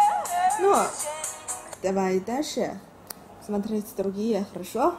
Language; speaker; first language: Russian; non-native, learner; Chinese